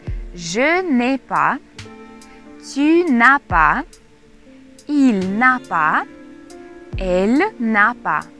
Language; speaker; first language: French; non-native, fluent; Russian